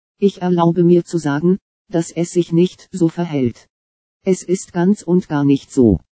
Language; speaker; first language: German; native; German